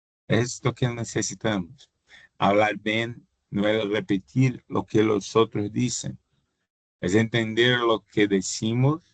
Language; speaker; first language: Spanish; non-native, fluent; Portuguese